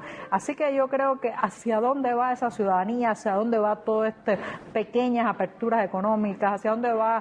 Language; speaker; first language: Spanish; native; Spanish